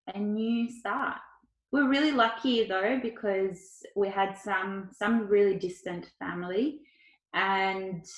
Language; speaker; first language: English; early bilingual, other home language; Ukrainian